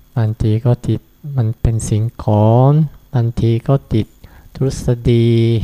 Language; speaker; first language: Thai; non-native, fluent; Japanese